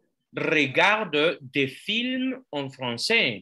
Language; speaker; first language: French; non-native, fluent; Spanish